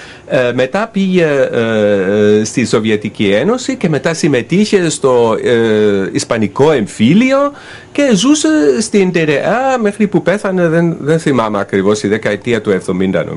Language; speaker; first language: Greek; non-native, fluent; German